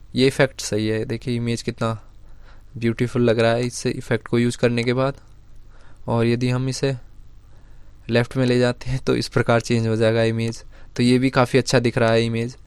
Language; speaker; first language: Hindi; native; Hindi